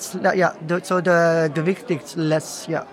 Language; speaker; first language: German; non-native, learner; Dutch